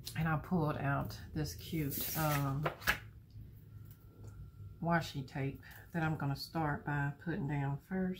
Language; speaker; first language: English; native; English